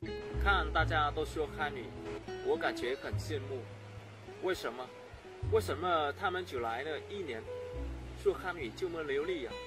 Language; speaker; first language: Chinese; non-native, learner; Vietnamese